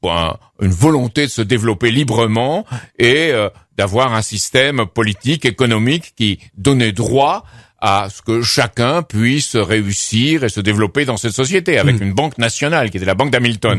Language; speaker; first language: French; native; French